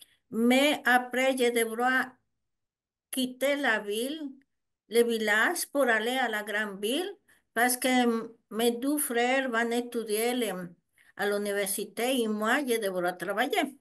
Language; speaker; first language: French; non-native, learner; Spanish